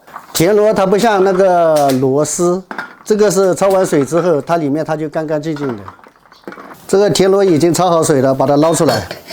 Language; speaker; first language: Chinese; native; Chinese